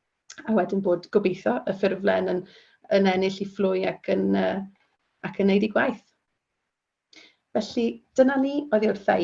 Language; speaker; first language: Welsh; native; Welsh